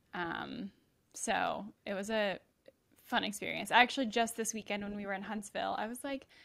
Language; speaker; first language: English; native; English